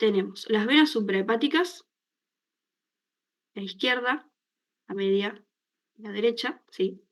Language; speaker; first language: Spanish; native; Spanish